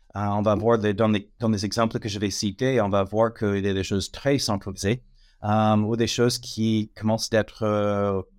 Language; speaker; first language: French; non-native, fluent; English